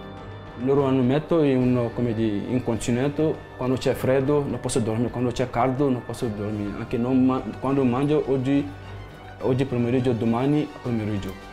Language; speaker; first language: Italian; non-native, learner; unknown